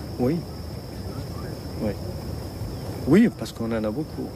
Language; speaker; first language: French; non-native, local second language; Arabic